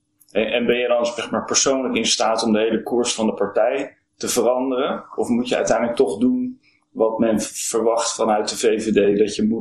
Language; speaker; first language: Dutch; native; Dutch